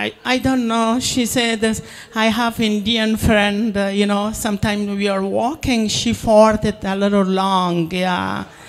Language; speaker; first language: English; non-native, learner; Persian